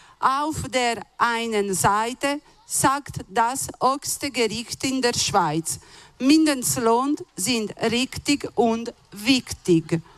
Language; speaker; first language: German; non-native, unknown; Italian